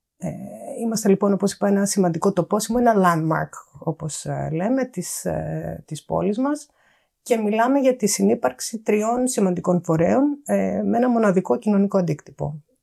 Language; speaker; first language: Greek; native; Greek